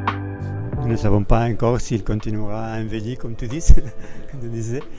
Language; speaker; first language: French; non-native, fluent; Spanish